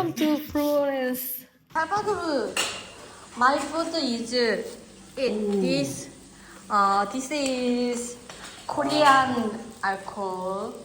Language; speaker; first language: English; non-native, learner; Korean